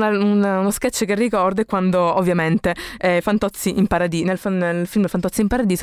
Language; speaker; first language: Italian; native; Italian